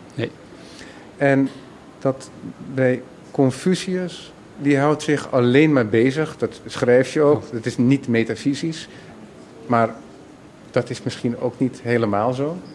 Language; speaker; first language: Dutch; native; Dutch